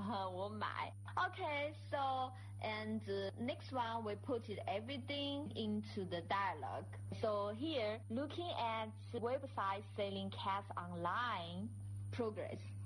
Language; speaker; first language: English; non-native, fluent; Chinese